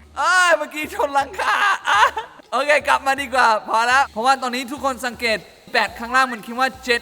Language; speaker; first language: Thai; early bilingual, other home language; English